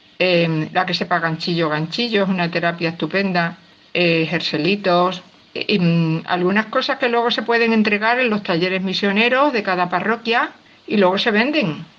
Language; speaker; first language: Spanish; native; Spanish